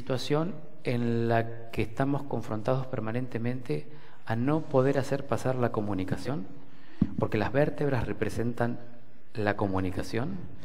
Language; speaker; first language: Spanish; native; Spanish